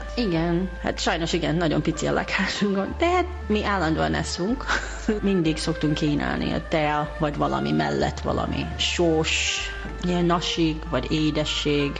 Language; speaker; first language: Hungarian; non-native, learner; Japanese